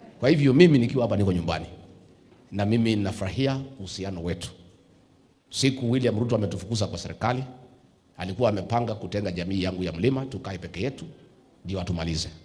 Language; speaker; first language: Swahili; non-native, local second language; Kikuyu